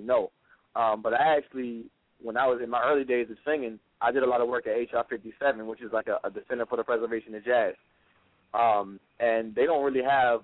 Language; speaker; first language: English; native; English